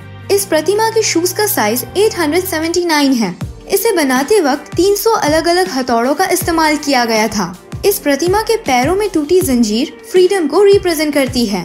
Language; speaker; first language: Hindi; native; Hindi